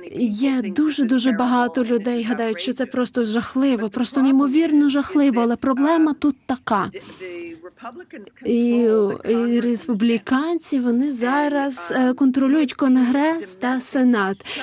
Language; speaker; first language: Ukrainian; non-native, fluent; English